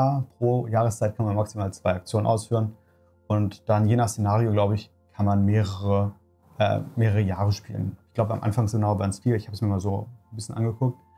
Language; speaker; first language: German; native; German